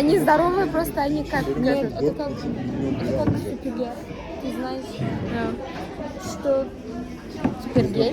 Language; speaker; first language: Russian; non-native, learner; Turkish